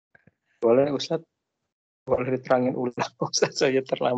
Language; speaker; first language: Indonesian; native; Indonesian